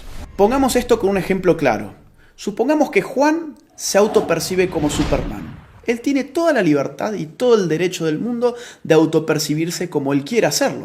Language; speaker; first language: Spanish; native; Spanish